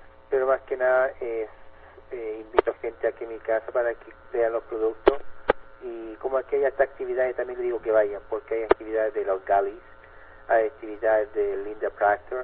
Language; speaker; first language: Spanish; native; Spanish